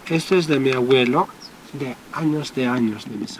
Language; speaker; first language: Spanish; non-native, local second language; Quechua